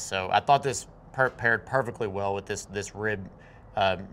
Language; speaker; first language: English; native; English